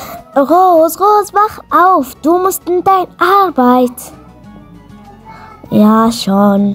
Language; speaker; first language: German; non-native, learner; Arabic